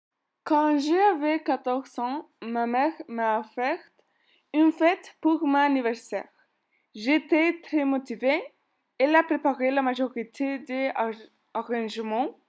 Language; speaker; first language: French; non-native, learner; Spanish